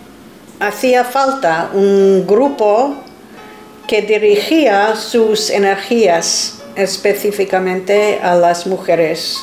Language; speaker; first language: Spanish; non-native, fluent; English